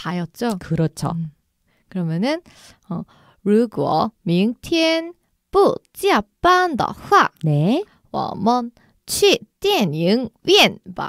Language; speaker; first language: Chinese; non-native, learner; Korean